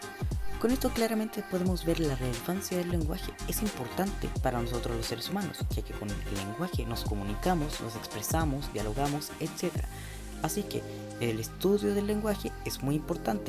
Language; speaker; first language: Spanish; native; Spanish